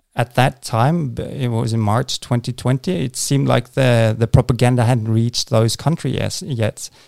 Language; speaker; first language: English; non-native, fluent; Norwegian